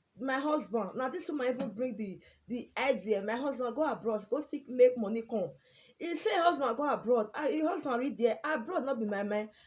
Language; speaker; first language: Nigerian Pidgin; native; Nigerian Pidgin